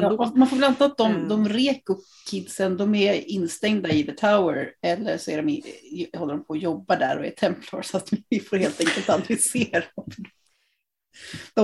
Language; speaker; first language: Swedish; native; Swedish